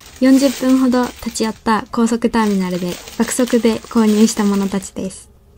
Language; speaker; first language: Japanese; native; Japanese